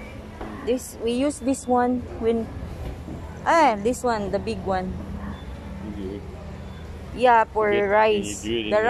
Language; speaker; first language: English; non-native, local second language; Filipino